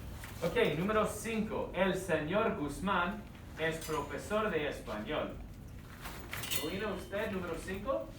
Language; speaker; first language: Spanish; non-native, fluent; English